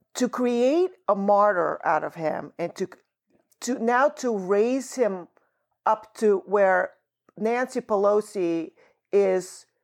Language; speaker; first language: English; early bilingual, other home language; Russian